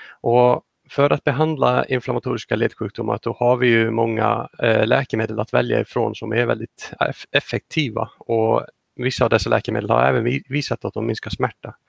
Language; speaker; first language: Swedish; non-native, fluent; Icelandic